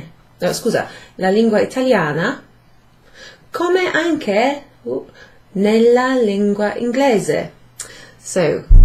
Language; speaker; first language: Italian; non-native, fluent; English